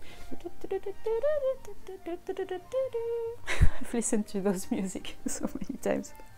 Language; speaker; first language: English; non-native, fluent; French